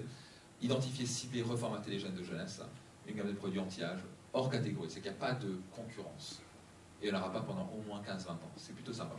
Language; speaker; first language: French; native; French